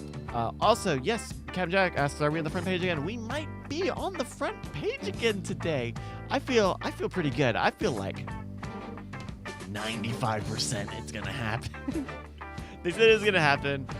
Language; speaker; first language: English; native; English